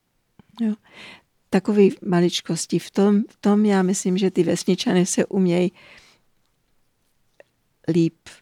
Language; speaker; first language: Czech; early bilingual, heritage; Czech